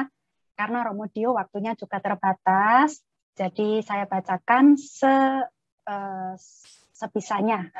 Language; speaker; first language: Indonesian; native; Indonesian